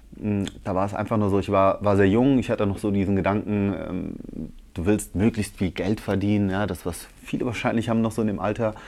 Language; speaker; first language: German; early bilingual, other home language; Italian